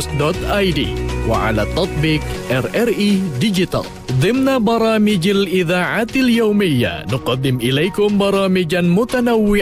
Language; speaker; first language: Arabic; non-native, fluent; Indonesian